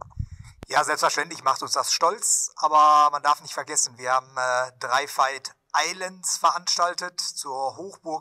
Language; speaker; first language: German; native; German